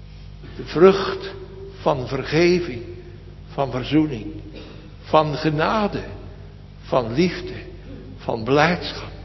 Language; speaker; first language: Dutch; native; Dutch